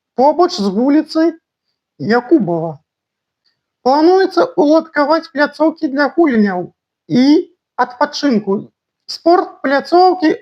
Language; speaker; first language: Belarusian; non-native, local second language; Russian